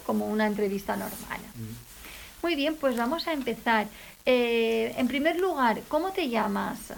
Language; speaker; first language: Spanish; native; Spanish